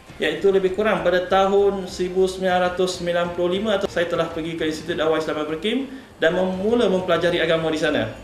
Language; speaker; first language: Malay; non-native, local second language; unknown